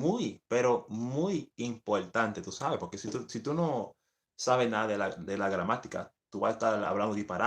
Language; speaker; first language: Spanish; early bilingual, heritage; English